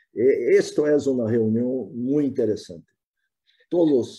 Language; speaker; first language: Spanish; non-native, fluent; Portuguese